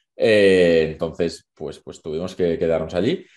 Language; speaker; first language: Spanish; native; Spanish